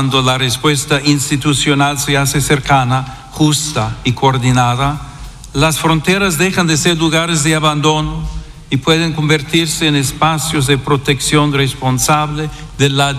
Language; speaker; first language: Spanish; non-native, fluent; English